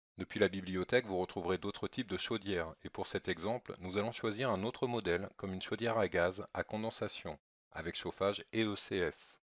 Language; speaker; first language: French; native; French